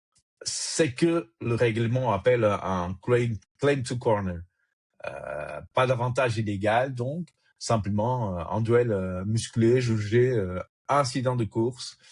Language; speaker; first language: French; native; French